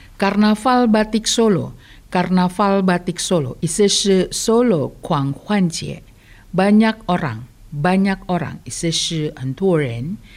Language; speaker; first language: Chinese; early bilingual, heritage; Chinese